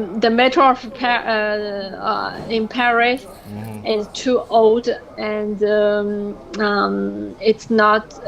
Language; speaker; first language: English; non-native, learner; French